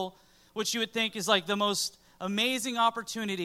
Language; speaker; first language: English; native; English